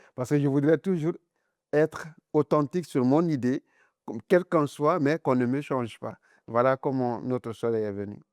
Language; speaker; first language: French; non-native, local second language; Mandingo